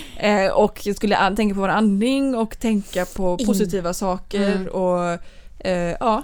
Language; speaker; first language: Swedish; native; Swedish